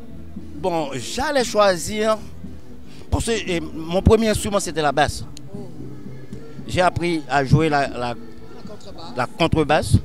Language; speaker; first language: French; non-native, local second language; Haitian Creole